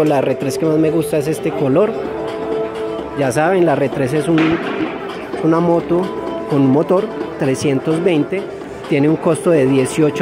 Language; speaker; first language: Spanish; native; Spanish